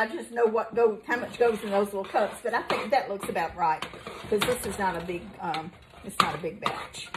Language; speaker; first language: English; native; English